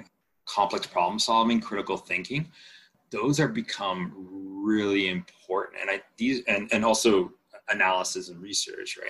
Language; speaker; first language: English; non-native, fluent; Spanish